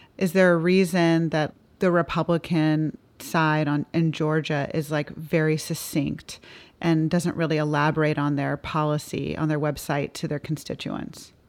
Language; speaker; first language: English; native; English